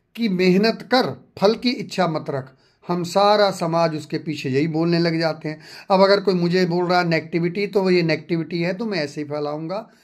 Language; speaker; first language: Hindi; non-native, local second language; Punjabi